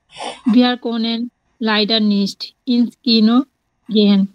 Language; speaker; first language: German; non-native, learner; Bangla